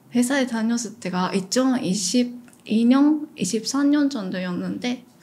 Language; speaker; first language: Korean; non-native, fluent; Japanese